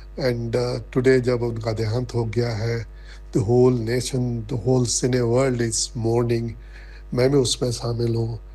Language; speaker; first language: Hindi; non-native, local second language; Bangla